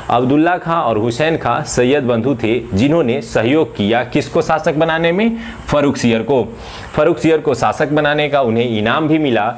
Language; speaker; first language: Hindi; non-native, local second language; Marathi